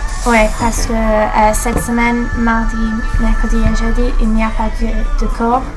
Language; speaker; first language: French; non-native, learner; English